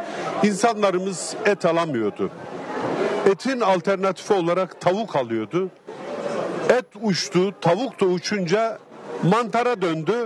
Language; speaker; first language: Turkish; native; Turkish